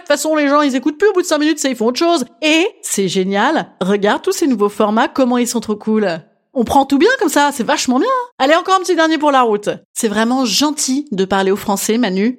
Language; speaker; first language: French; native; French